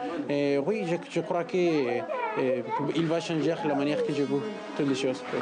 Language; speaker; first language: French; non-native, learner; Spanish